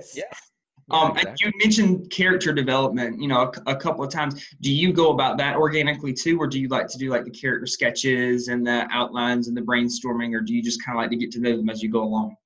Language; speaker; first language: English; native; English